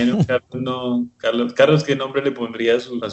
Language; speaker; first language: Spanish; native; Spanish